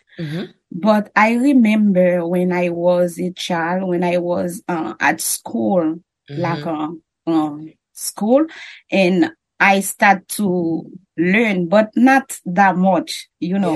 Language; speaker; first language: English; non-native, learner; French